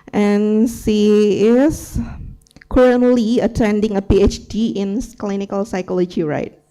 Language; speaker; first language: English; non-native, fluent; Indonesian